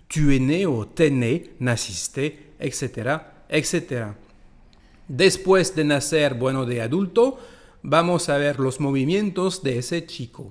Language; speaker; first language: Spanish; non-native, fluent; French